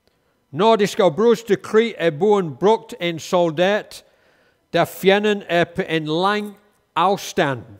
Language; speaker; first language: Danish; non-native, fluent; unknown